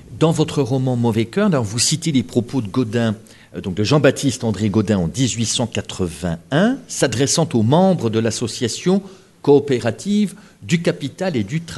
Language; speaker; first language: French; native; French